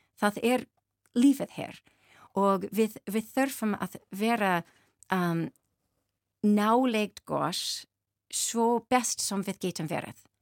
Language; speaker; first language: Icelandic; non-native, learner; English